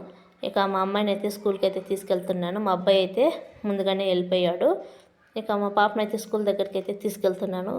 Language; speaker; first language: Telugu; native; Telugu